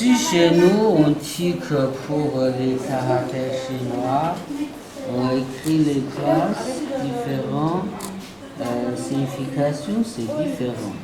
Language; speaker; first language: French; non-native, learner; Chinese